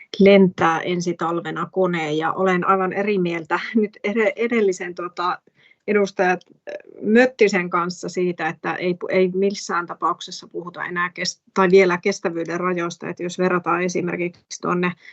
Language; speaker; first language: Finnish; native; Finnish